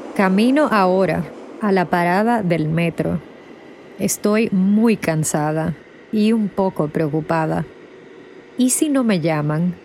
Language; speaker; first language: Spanish; native; Spanish